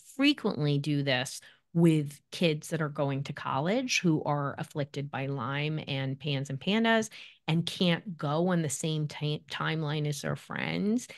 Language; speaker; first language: English; native; English